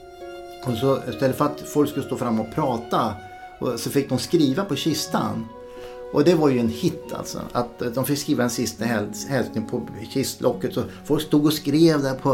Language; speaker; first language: Swedish; native; Swedish